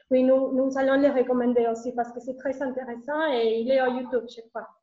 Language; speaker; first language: French; non-native, learner; Spanish